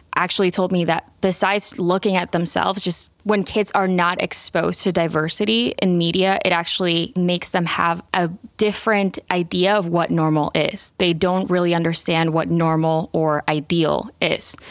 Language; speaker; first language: English; non-native, fluent; Spanish